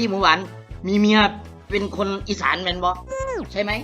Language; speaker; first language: Thai; native; Thai